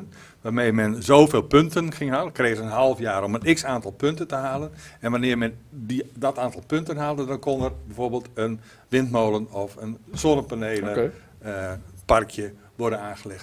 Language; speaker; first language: Dutch; native; Dutch